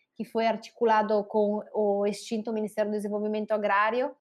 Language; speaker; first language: Portuguese; non-native, fluent; Italian